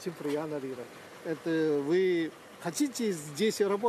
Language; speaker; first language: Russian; non-native, fluent; Chinese